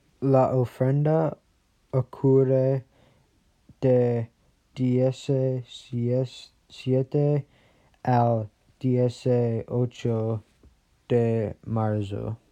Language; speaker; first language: Spanish; non-native, learner; English